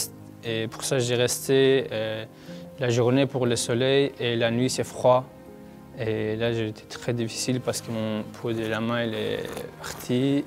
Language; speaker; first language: French; non-native, learner; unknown